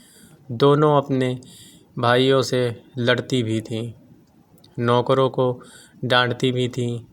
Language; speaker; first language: Hindi; native; Hindi